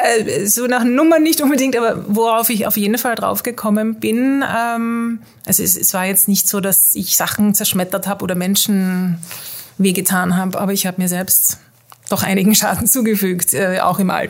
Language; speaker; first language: German; early bilingual, heritage; German